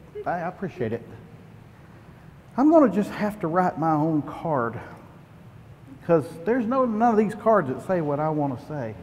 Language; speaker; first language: English; native; English